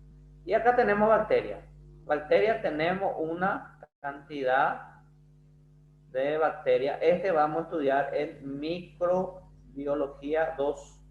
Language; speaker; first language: Spanish; non-native, fluent; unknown